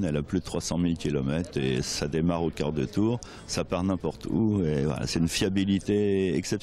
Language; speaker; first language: French; native; French